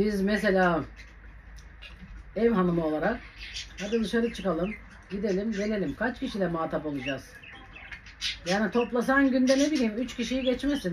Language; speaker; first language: Turkish; native; Turkish